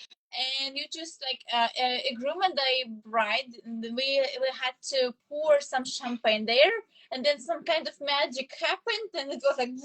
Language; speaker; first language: English; non-native, fluent; Russian